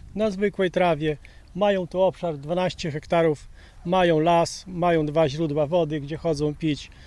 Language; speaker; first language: Polish; native; Polish